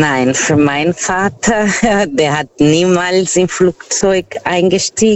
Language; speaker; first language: German; non-native, fluent; Portuguese